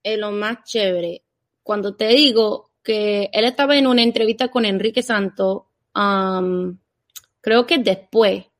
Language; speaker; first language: Spanish; non-native, fluent; English